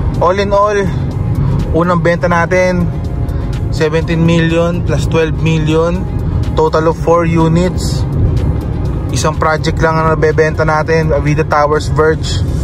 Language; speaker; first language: Filipino; native; Filipino